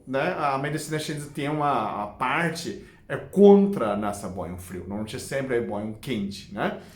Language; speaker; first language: Portuguese; non-native, fluent; Chinese